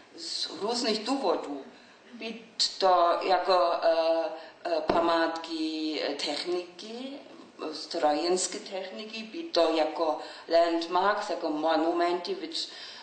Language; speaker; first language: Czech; non-native, learner; German